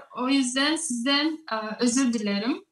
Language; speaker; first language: Turkish; non-native, learner; Russian